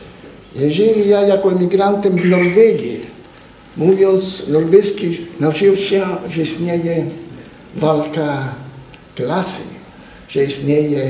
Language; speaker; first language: Polish; non-native, learner; Italian